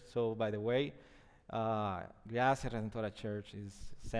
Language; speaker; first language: English; non-native, fluent; Spanish